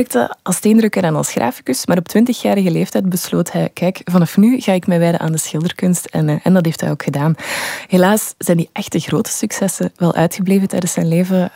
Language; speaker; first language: Dutch; native; Dutch